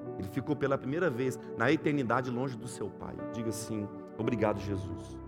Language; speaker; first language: Portuguese; native; Portuguese